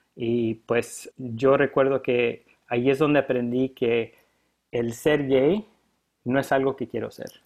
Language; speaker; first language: Spanish; early bilingual, heritage; Spanish